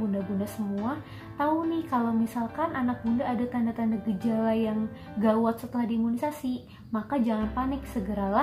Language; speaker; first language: Indonesian; native; Indonesian